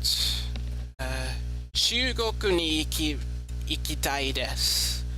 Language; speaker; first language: Japanese; non-native, learner; English